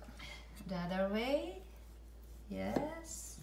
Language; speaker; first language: English; non-native, local second language; Filipino